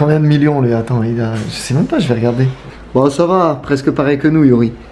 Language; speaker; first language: French; native; French